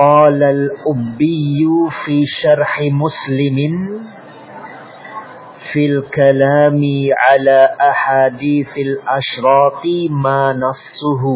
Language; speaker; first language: Arabic; non-native, fluent; Indonesian